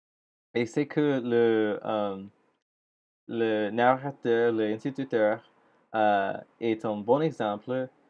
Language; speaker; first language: French; non-native, learner; English